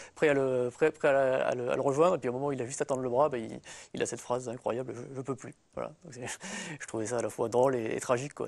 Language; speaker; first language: French; native; French